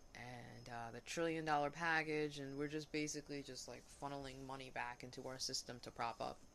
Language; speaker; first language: English; native; English